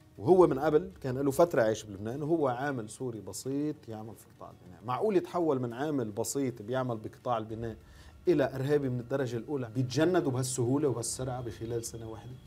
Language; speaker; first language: Arabic; native; Arabic